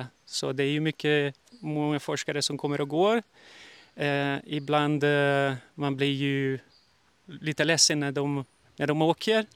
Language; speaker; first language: Swedish; early bilingual, heritage; Portuguese